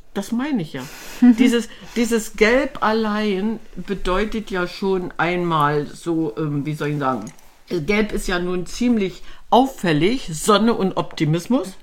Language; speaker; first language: German; native; German